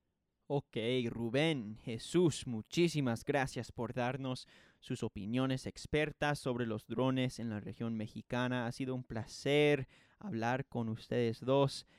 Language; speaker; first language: Spanish; non-native, fluent; English